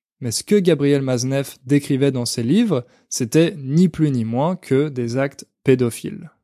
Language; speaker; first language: French; native; French